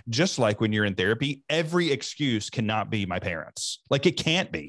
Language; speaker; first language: English; native; English